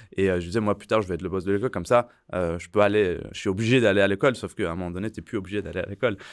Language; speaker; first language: French; early bilingual, other home language; Persian